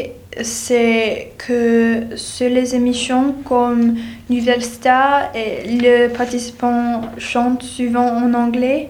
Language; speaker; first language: French; non-native, learner; English